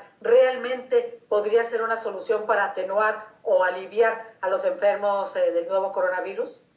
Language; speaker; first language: Spanish; native; Spanish